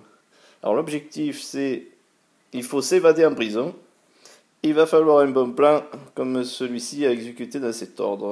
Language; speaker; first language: French; native; French